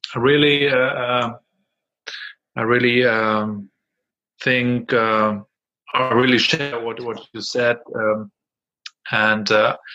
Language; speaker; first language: English; non-native, fluent; German